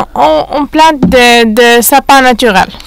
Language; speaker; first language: French; non-native, fluent; Arabic